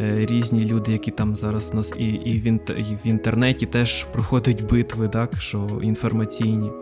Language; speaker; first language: Ukrainian; non-native, local second language; Russian